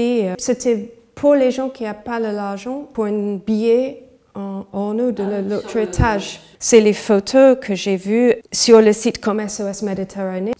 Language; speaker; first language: French; non-native, fluent; English